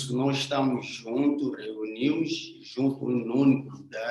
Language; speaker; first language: Portuguese; non-native, learner; Swahili